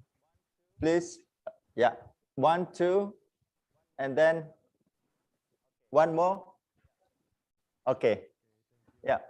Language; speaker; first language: English; non-native, learner; Indonesian